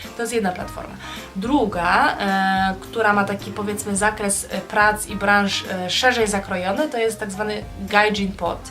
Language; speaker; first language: Polish; native; Polish